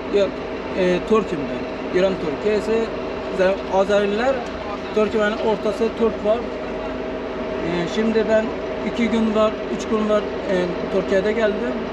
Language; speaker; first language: Turkish; non-native, learner; Azerbaijani